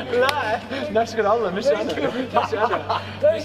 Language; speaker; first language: Arabic; non-native, fluent; English